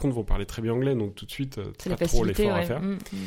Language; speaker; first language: French; native; French